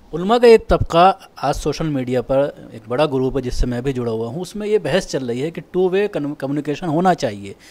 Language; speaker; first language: Urdu; native; Urdu